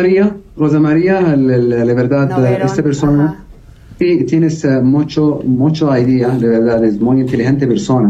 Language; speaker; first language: Spanish; non-native, learner; Arabic